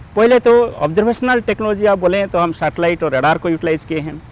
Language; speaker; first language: Hindi; non-native, local second language; Odia